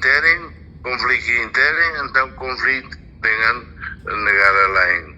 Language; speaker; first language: Indonesian; non-native, fluent; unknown